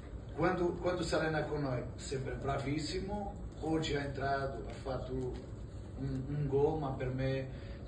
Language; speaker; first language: Italian; non-native, fluent; Portuguese